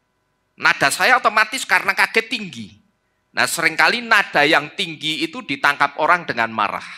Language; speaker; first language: Indonesian; native; Indonesian